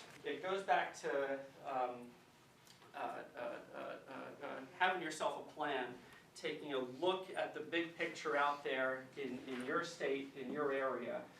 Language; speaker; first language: English; native; English